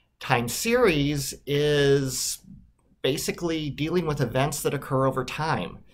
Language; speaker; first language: English; native; English